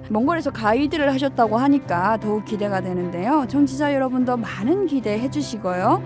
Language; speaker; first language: Korean; native; Korean